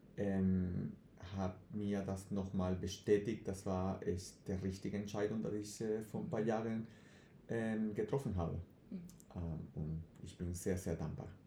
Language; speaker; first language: German; non-native, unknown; Spanish